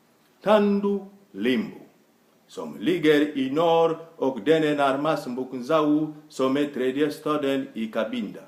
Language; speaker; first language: Swedish; non-native, fluent; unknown